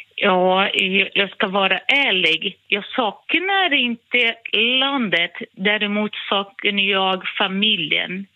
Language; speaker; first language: Swedish; non-native, fluent; Portuguese